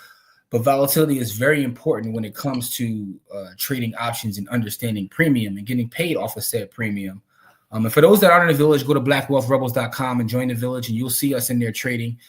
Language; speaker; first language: English; native; English